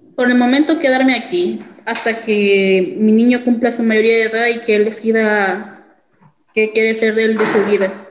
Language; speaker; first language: Spanish; native; Spanish